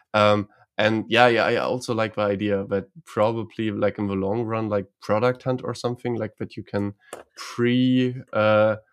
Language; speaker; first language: English; non-native, fluent; Croatian